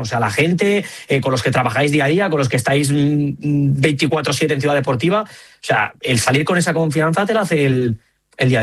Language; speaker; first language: Spanish; native; Spanish